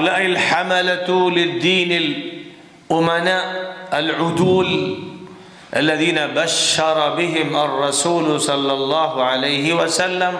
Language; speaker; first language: Arabic; non-native, fluent; Urdu